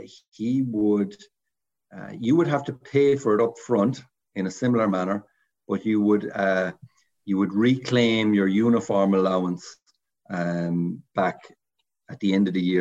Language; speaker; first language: English; native; English